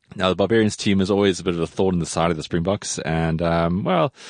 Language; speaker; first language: English; native; English